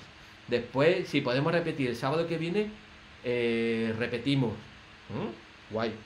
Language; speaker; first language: Spanish; native; Spanish